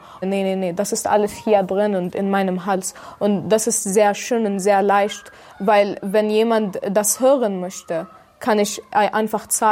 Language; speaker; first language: German; non-native, fluent; Arabic